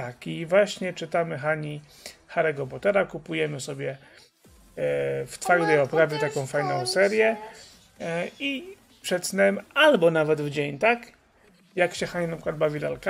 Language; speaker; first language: Polish; native; Polish